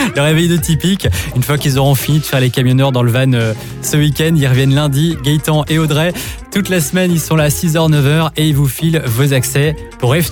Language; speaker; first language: French; native; French